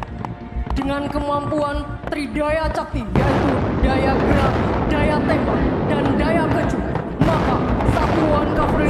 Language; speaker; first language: Indonesian; native; Indonesian